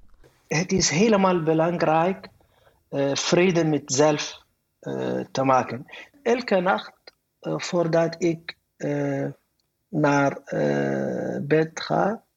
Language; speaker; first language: Dutch; non-native, learner; Arabic